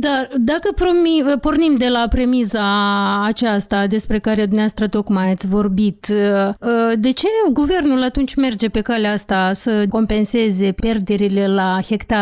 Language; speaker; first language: Romanian; native; Romanian